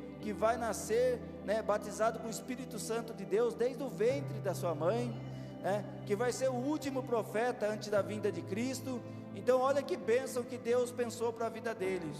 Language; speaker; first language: Portuguese; native; Portuguese